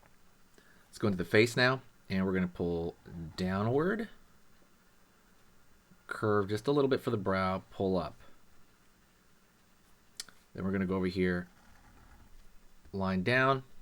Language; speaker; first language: English; native; English